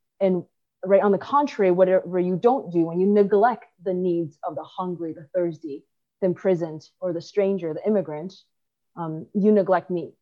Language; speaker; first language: English; early bilingual, other home language; Chinese